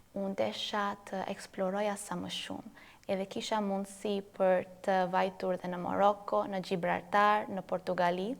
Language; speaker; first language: Albanian; early bilingual, heritage; Albanian